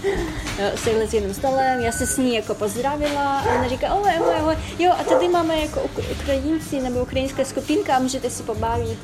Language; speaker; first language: Czech; non-native, fluent; Ukrainian